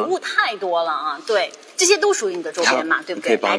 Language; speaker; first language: Chinese; native; Chinese